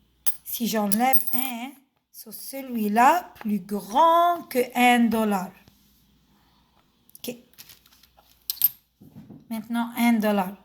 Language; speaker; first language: French; non-native, fluent; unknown